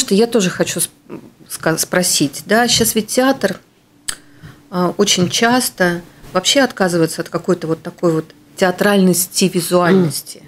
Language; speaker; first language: Russian; native; Russian